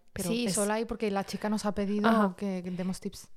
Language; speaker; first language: Spanish; early bilingual, heritage; Arabic